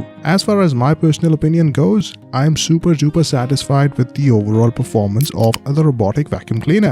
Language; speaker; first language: English; non-native, local second language; Hindi